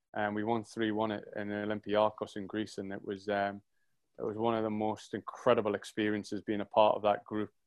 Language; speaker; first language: English; native; English